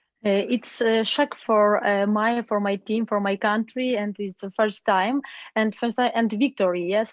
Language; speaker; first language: English; non-native, learner; Ukrainian